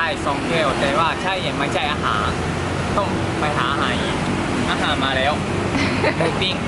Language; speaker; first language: Thai; non-native, learner; Japanese